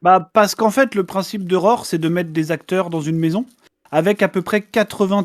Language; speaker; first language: French; native; French